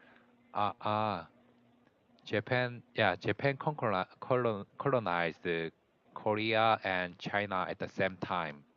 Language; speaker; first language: English; non-native, learner; Korean